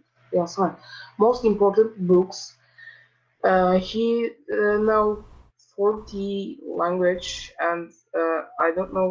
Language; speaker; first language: English; non-native, learner; Turkish